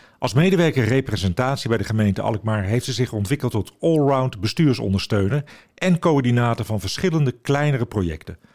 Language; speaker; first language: Dutch; native; Dutch